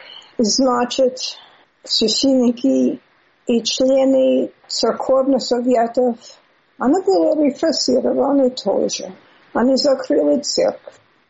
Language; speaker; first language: Russian; non-native, learner; English